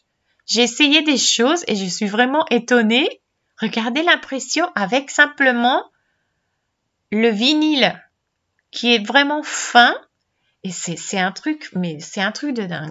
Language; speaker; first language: French; non-native, fluent; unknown